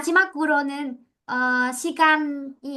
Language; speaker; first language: Korean; non-native, learner; Vietnamese